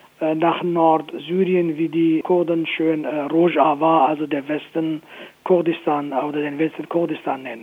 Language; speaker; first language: German; non-native, fluent; Kurdish